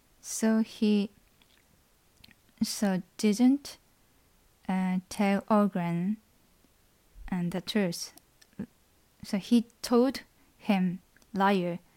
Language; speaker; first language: English; non-native, learner; Japanese